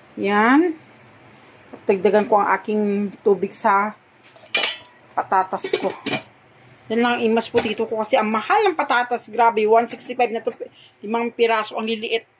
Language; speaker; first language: Filipino; non-native, local second language; Hiligaynon